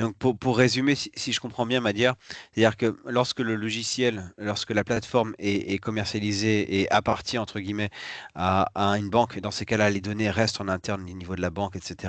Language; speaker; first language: French; native; French